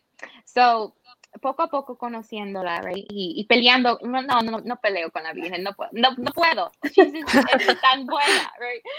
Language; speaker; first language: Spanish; early bilingual, heritage; Spanish